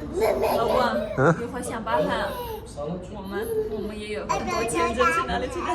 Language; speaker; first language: Chinese; non-native, learner; Armenian